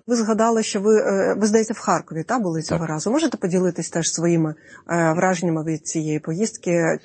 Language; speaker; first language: Ukrainian; native; Ukrainian